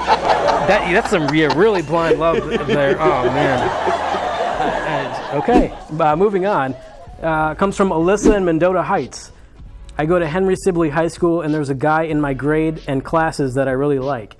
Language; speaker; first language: English; native; English